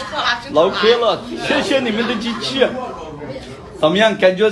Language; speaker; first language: Chinese; non-native, local second language; Uyghur